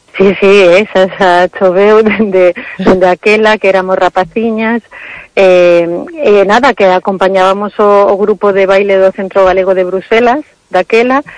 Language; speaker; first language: Galician; early bilingual, heritage; Galician